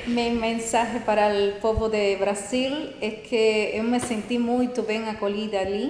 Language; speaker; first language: Portuguese; non-native, learner; Spanish